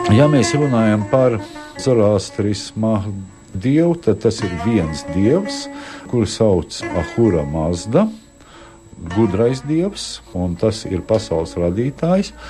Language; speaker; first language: Latvian; native; Latvian